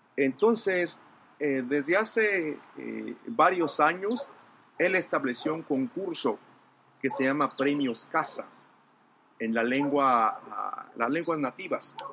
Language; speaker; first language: Spanish; non-native, local second language; Zapotec